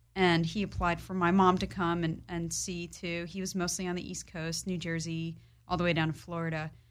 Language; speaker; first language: English; early bilingual, other home language; Polish